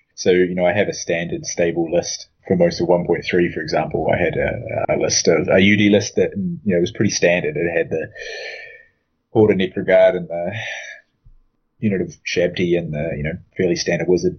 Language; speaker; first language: English; native; English